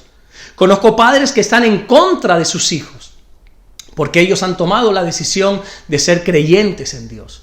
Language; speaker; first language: Spanish; native; Spanish